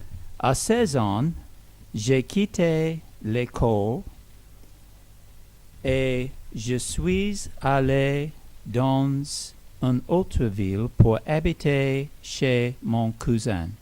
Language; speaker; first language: French; non-native, learner; English